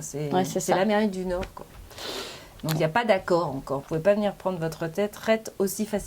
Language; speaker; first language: French; native; French